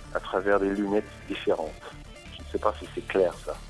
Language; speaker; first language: French; non-native, fluent; English